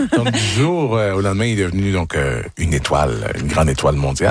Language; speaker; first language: French; native; French